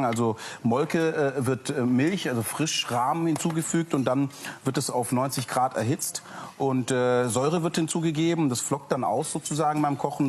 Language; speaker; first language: German; native; German